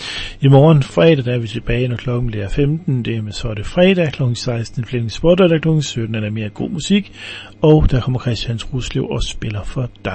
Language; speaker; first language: Danish; native; Danish